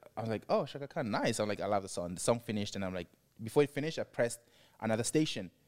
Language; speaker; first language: English; non-native, local second language; Tswana